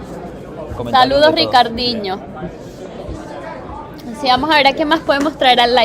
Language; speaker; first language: Spanish; native; Spanish